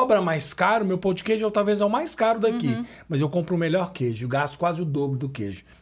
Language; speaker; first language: Portuguese; native; Portuguese